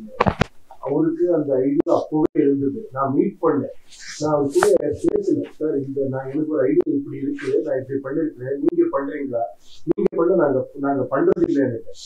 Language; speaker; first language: Tamil; non-native, learner; Kannada